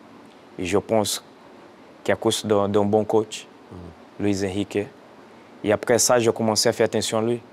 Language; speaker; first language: French; non-native, fluent; Portuguese